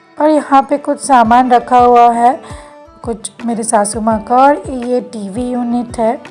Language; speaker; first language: Hindi; non-native, local second language; Bangla